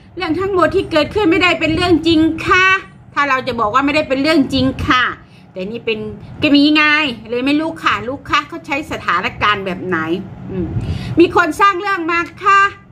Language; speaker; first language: Thai; native; Thai